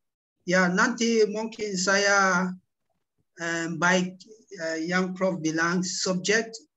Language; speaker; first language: Indonesian; non-native, learner; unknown